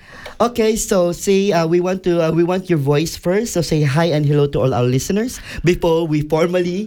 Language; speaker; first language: English; non-native, local second language; Cebuano